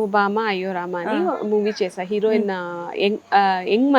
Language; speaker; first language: Telugu; non-native, fluent; Tamil